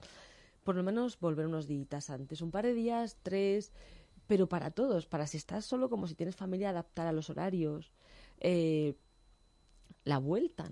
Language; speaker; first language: Spanish; native; Spanish